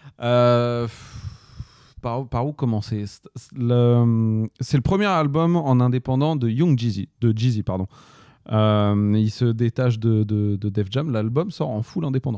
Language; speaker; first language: French; native; French